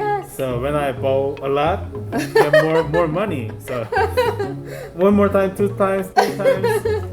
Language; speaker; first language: English; non-native, fluent; Korean